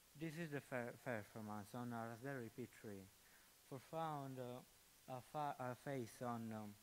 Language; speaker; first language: English; non-native, fluent; Italian